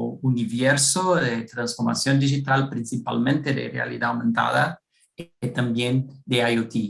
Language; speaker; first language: Spanish; non-native, fluent; Portuguese